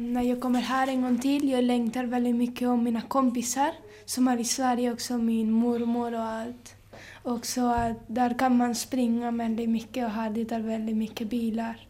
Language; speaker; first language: Swedish; early bilingual, heritage; Swedish